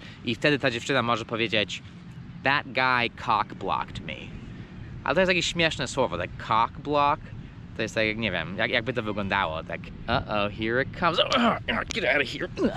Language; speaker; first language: Polish; non-native, fluent; English